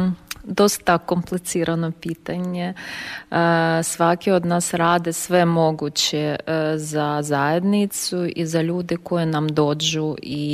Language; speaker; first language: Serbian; non-native, fluent; Ukrainian